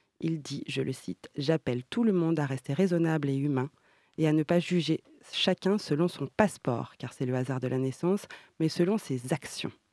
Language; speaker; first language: French; native; French